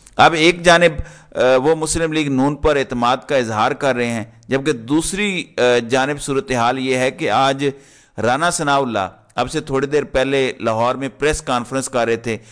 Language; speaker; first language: Urdu; native; Urdu